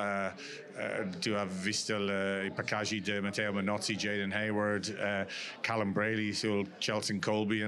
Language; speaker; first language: Italian; non-native, learner; English